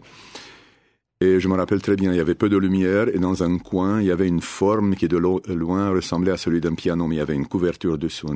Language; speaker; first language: French; non-native, fluent; Romanian